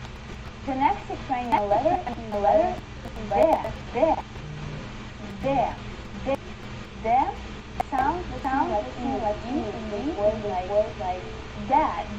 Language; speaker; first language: English; non-native, learner; Ukrainian